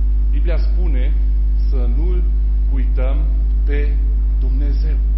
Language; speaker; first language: Romanian; non-native, fluent; German